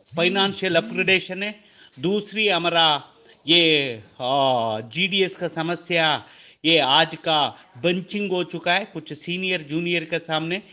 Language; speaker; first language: Hindi; non-native, local second language; Kannada